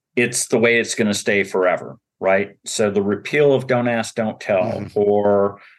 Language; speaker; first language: English; native; English